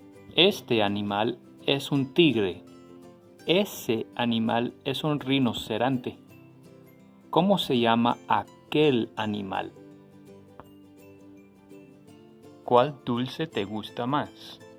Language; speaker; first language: Spanish; non-native, fluent; English